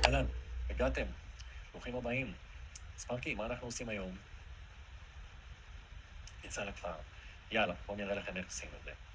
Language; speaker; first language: Hebrew; native; Hebrew